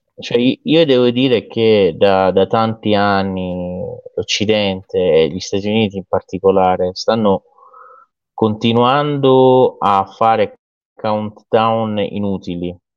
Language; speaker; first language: Italian; non-native, fluent; Persian